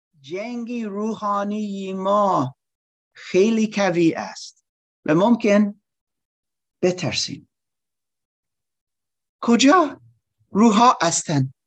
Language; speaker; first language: Persian; non-native, learner; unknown